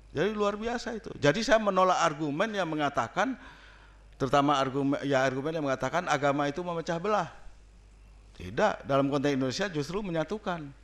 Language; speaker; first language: Indonesian; non-native, local second language; Minangkabau